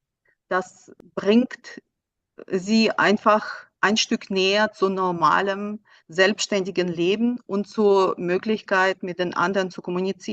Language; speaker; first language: German; non-native, fluent; Russian